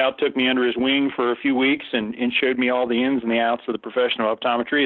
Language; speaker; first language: English; native; English